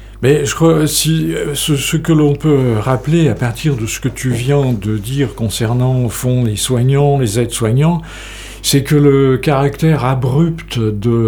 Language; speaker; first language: French; native; French